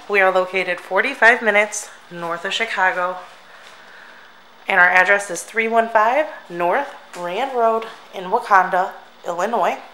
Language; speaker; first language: English; native; English